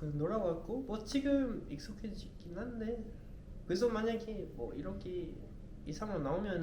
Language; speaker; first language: Korean; non-native, learner; French